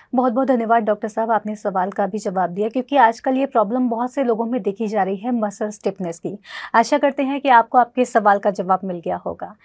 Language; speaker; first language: Hindi; native; Hindi